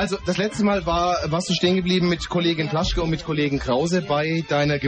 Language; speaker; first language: German; native; German